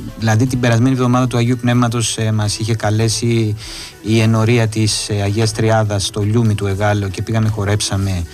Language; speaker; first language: Greek; native; Greek